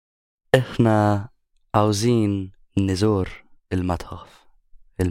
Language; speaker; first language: Arabic; non-native, learner; English